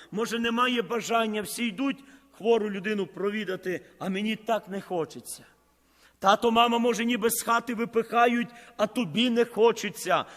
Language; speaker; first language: Ukrainian; native; Ukrainian